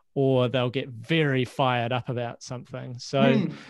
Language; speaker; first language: English; native; English